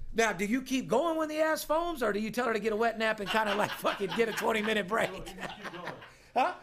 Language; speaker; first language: English; native; English